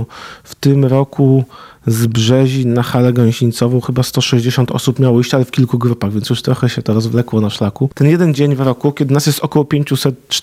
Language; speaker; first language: Polish; native; Polish